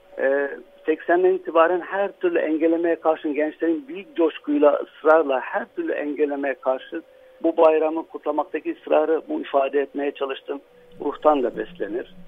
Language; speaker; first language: Turkish; non-native, local second language; Arabic